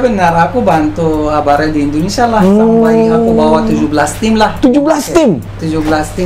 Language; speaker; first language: Indonesian; non-native, fluent; Arabic